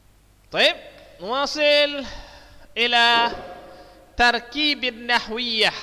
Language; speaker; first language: Arabic; non-native, fluent; Indonesian